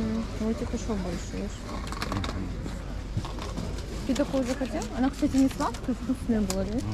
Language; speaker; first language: Russian; native; Russian